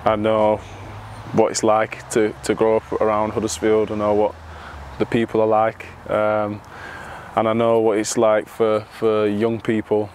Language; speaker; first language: English; native; English